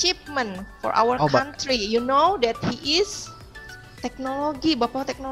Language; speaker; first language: English; non-native, learner; Indonesian